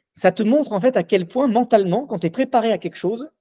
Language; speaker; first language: French; native; French